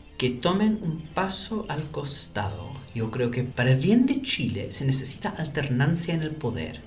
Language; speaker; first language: Spanish; non-native, fluent; English